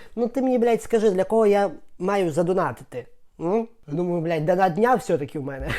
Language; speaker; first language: Ukrainian; native; Ukrainian